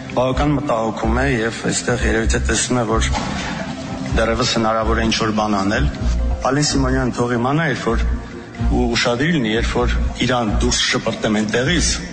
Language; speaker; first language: Armenian; native; Armenian